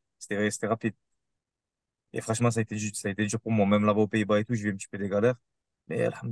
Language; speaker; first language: French; native; French